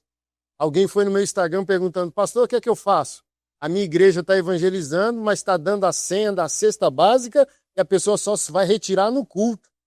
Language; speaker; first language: Portuguese; native; Portuguese